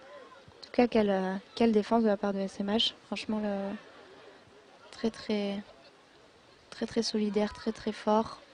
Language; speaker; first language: French; native; French